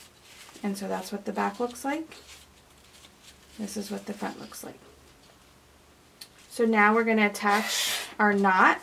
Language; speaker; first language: English; native; English